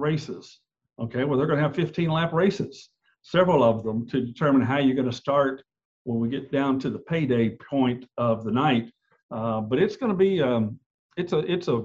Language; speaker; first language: English; native; English